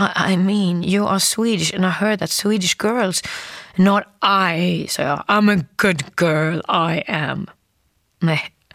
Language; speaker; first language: English; non-native, fluent; Swedish